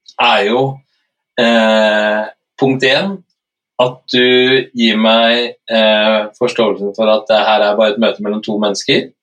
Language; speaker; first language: Norwegian; native; Norwegian